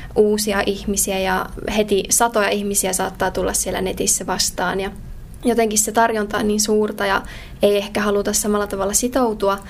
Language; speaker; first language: Finnish; native; Finnish